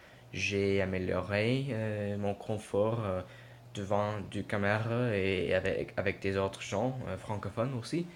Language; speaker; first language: French; non-native, learner; English